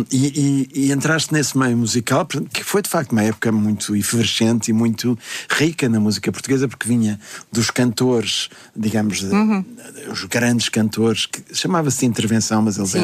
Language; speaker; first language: Portuguese; native; Portuguese